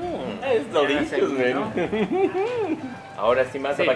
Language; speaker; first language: Spanish; native; Spanish